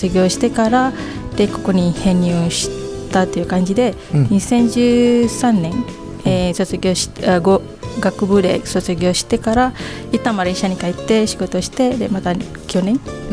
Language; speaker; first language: Japanese; non-native, fluent; Malay